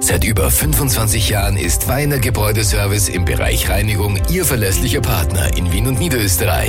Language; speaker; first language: German; native; German